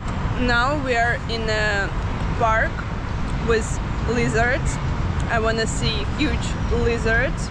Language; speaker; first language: English; non-native, fluent; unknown